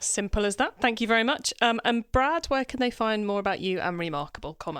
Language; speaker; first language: English; native; English